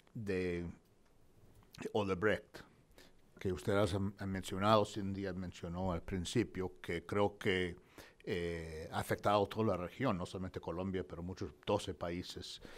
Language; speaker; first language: Spanish; non-native, fluent; English